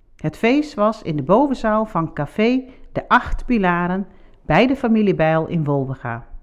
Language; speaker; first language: Dutch; non-native, local second language; Western Frisian